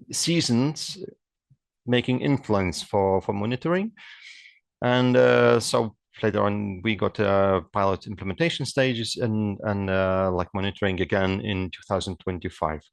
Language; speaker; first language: English; non-native, fluent; Lithuanian